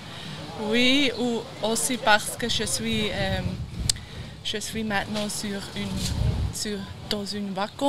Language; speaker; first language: French; non-native, learner; German